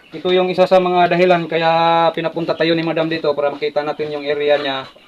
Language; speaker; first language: Filipino; non-native, local second language; Cebuano